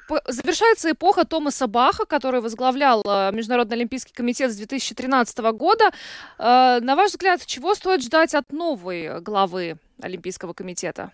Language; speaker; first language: Russian; native; Russian